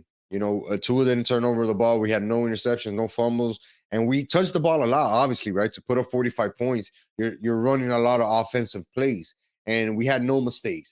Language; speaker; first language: English; native; English